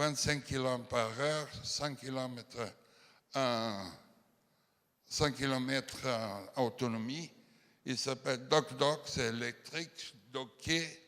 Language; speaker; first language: French; non-native, fluent; Portuguese